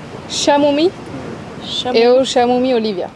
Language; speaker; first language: Portuguese; non-native, learner; French